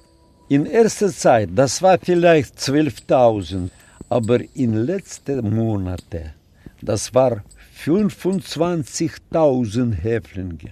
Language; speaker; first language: German; non-native, learner; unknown